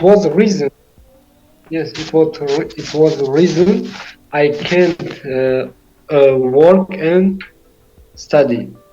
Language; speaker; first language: English; non-native, learner; Tajik